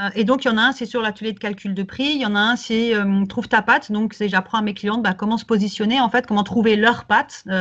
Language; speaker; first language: French; native; French